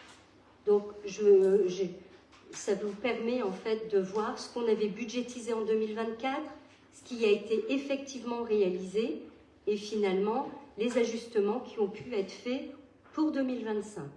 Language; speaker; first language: French; native; French